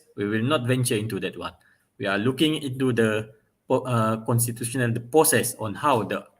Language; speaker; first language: English; non-native, local second language; Malay